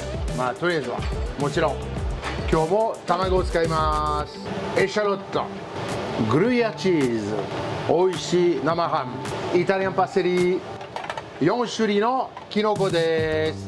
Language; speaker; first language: Japanese; non-native, fluent; French